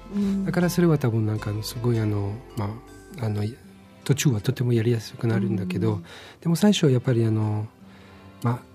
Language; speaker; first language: Japanese; non-native, fluent; French